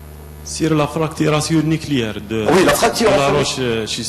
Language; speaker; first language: French; non-native, local second language; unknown